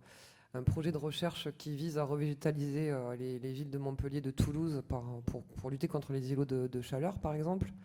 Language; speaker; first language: French; native; French